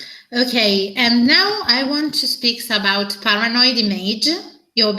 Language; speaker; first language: English; non-native, learner; Italian